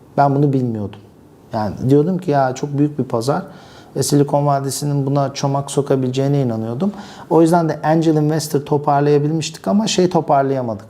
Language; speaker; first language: Turkish; early bilingual, other home language; English